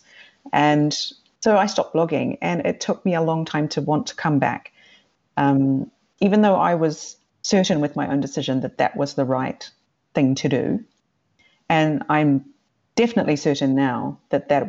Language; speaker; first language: English; native; English